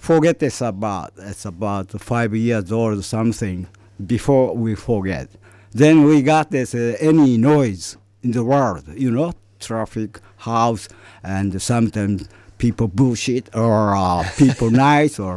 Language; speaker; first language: English; non-native, fluent; Japanese